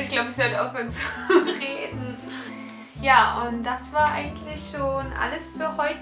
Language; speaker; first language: German; native; German